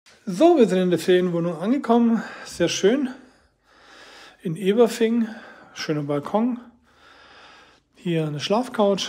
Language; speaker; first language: German; native; German